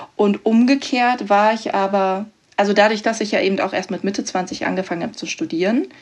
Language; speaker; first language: German; native; German